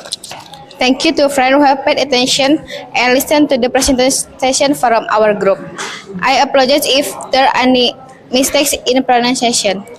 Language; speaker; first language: English; non-native, learner; Indonesian